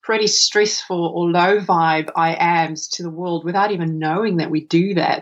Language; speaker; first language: English; non-native, local second language; Afrikaans